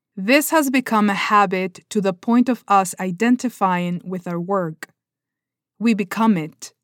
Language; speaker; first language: English; non-native, fluent; Spanish